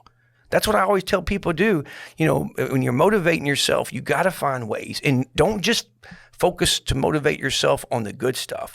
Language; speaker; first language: English; native; English